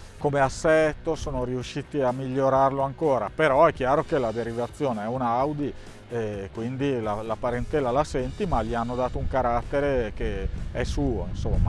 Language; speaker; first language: Italian; native; Italian